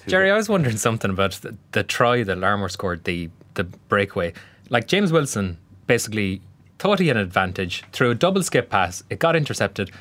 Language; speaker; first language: English; native; English